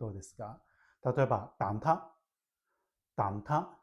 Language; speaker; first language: Japanese; non-native, fluent; Cantonese